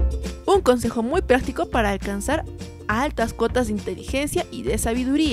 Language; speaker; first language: Spanish; native; Spanish